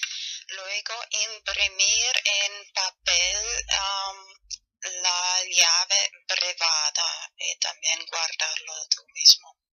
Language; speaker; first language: Spanish; non-native, fluent; German